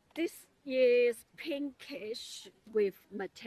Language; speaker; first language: English; non-native, learner; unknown